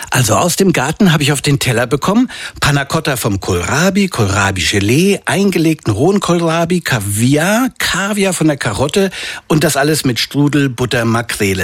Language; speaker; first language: German; native; German